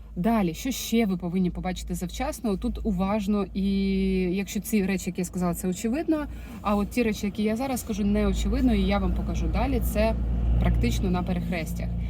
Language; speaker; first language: Ukrainian; non-native, local second language; Russian